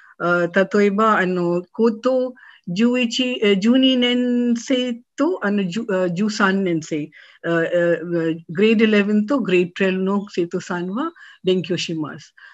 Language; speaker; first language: Japanese; non-native, fluent; Hindi